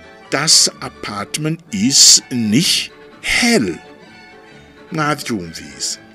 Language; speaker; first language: German; non-native, fluent; Rundi